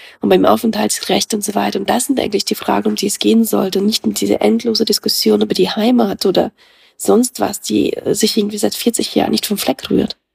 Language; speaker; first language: German; early bilingual, other home language; Russian